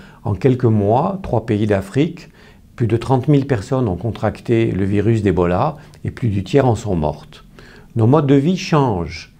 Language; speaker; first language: French; native; French